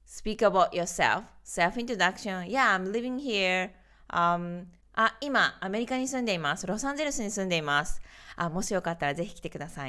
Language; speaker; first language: English; non-native, learner; Japanese